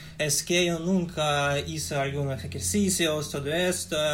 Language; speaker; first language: Spanish; non-native, learner; Russian